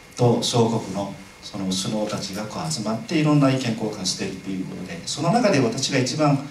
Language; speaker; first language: Japanese; non-native, fluent; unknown